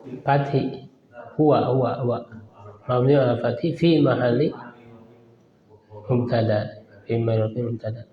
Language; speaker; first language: Arabic; non-native, fluent; Indonesian